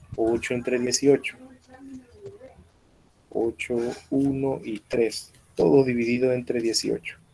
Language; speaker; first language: Spanish; native; Spanish